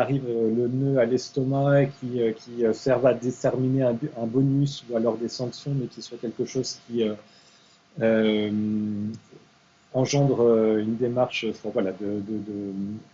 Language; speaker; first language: French; native; French